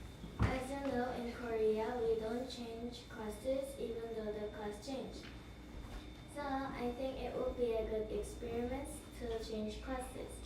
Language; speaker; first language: English; non-native, learner; Korean